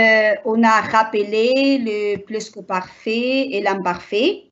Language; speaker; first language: French; non-native, learner; Arabic